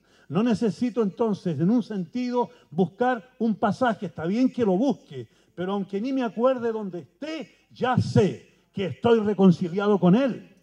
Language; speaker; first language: Spanish; native; Spanish